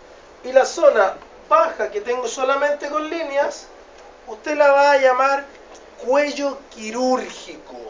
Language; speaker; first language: Spanish; native; Spanish